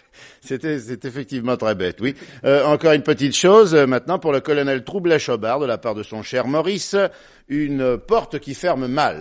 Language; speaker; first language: French; native; French